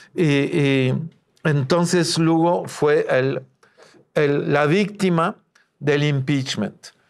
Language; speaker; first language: Spanish; non-native, fluent; French